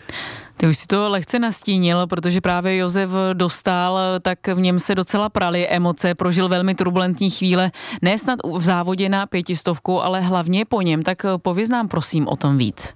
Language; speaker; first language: Czech; native; Czech